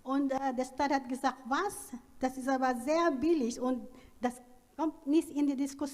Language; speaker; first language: German; non-native, learner; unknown